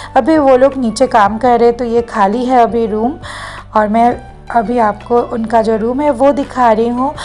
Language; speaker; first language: Hindi; non-native, local second language; Bangla